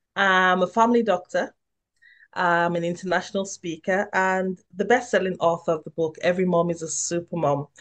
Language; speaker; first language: English; non-native, local second language; Yoruba